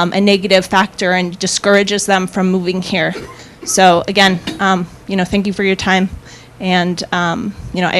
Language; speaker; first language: English; native; English